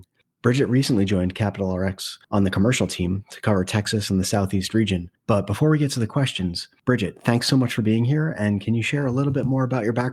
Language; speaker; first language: English; native; English